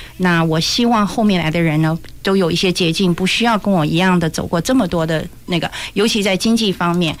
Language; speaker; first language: Chinese; native; Chinese